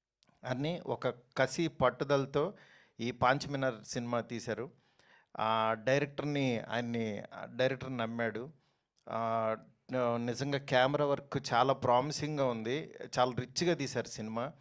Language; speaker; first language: Telugu; native; Telugu